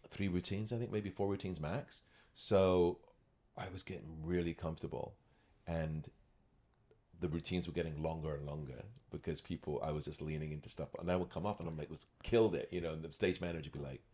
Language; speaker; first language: English; native; English